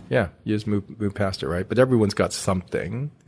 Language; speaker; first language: English; native; English